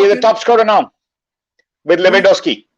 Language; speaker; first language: English; non-native, local second language; Bangla